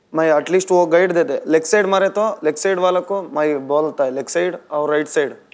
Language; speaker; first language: Hindi; non-native, local second language; Kannada